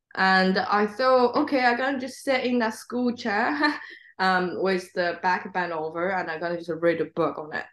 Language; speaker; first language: English; non-native, fluent; Chinese